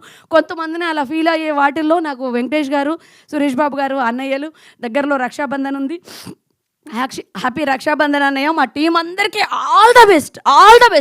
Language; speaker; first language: Telugu; native; Telugu